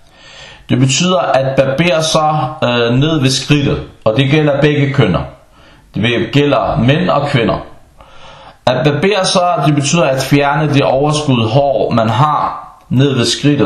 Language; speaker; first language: Danish; non-native, fluent; Arabic